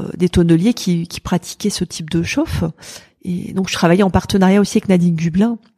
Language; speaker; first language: French; native; French